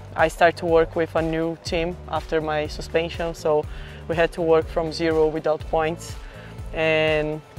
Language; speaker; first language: English; non-native, fluent; Portuguese